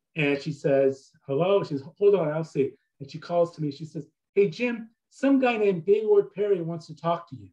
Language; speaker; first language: English; native; English